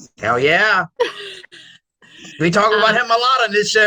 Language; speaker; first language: English; native; English